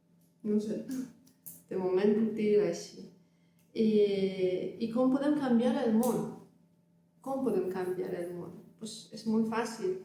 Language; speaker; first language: Catalan; non-native, learner; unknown